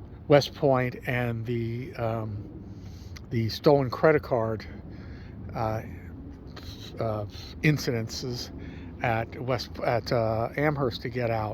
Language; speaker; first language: English; native; English